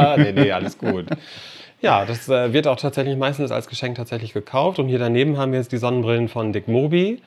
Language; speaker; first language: German; non-native, fluent; English